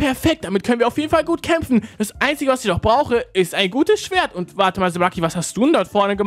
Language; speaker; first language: German; native; German